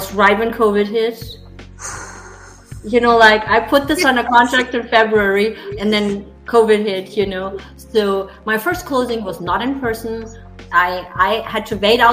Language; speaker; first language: English; non-native, fluent; German